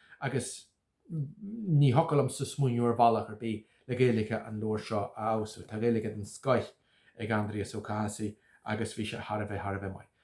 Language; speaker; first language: Irish; native; Irish